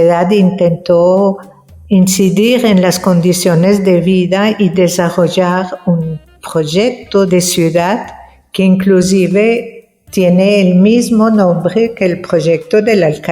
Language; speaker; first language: Spanish; non-native, fluent; French